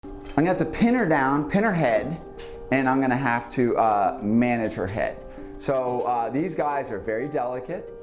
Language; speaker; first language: English; native; English